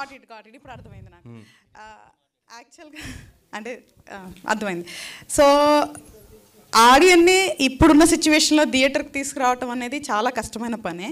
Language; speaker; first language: Telugu; native; Telugu